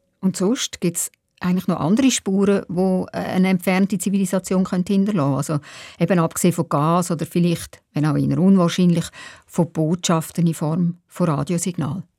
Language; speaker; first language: German; native; German